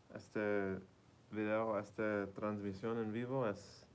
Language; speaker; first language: Spanish; early bilingual, heritage; Spanish